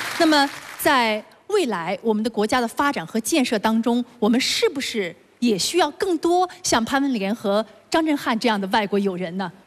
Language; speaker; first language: Chinese; native; Chinese